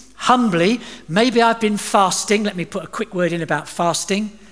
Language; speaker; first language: English; native; English